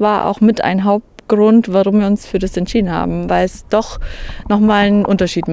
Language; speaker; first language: German; native; German